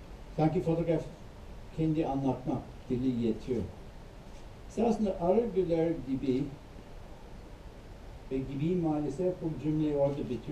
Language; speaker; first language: Turkish; non-native, fluent; English